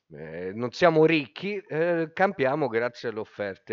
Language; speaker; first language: Italian; native; Italian